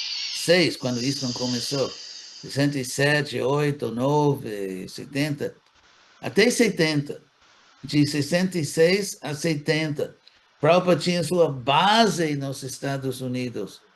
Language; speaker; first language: Portuguese; non-native, fluent; English